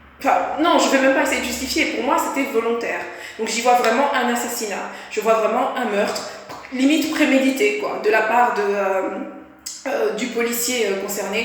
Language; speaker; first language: French; native; French